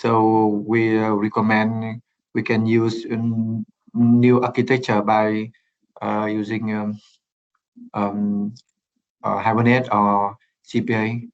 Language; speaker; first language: English; non-native, learner; Vietnamese